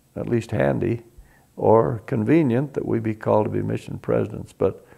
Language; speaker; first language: English; early bilingual, other home language; Spanish